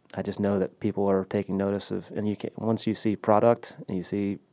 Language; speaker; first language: English; native; English